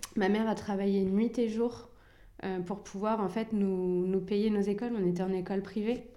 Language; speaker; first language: French; early bilingual, other home language; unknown